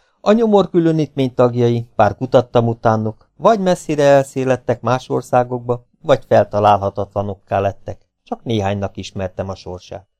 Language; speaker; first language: Hungarian; native; Hungarian